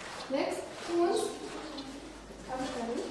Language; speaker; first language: English; non-native, learner; Kazakh